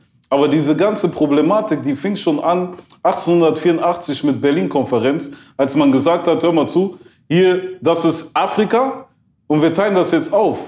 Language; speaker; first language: German; early bilingual, other home language; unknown